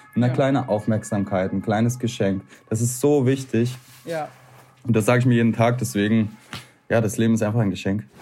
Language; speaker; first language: German; native; German